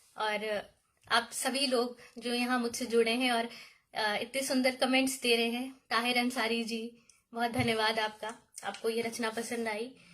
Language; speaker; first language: Hindi; native; Hindi